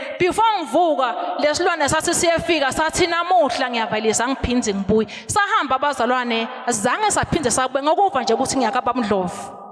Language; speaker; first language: Zulu; non-native, local second language; Swati